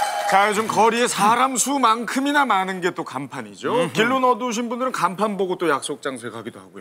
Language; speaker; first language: Korean; native; Korean